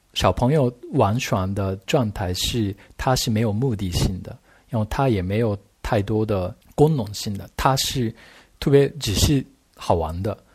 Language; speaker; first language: Chinese; non-native, fluent; Japanese